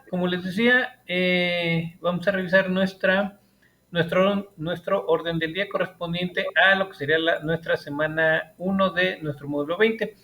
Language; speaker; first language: Spanish; native; Spanish